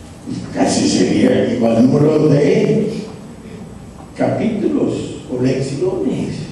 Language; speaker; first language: Spanish; non-native, fluent; English